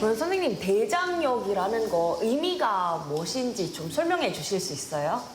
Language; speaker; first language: Korean; non-native, fluent; Indonesian